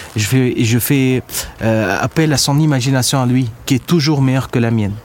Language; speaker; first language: French; non-native, local second language; Arabic